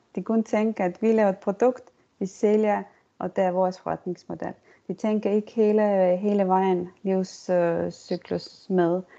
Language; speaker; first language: Danish; non-native, fluent; Estonian